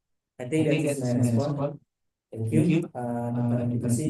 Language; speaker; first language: English; non-native, fluent; Indonesian